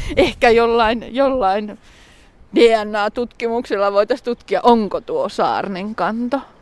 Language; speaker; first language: Finnish; native; Finnish